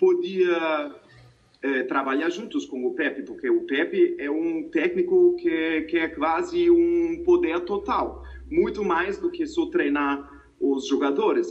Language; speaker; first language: Portuguese; non-native, fluent; German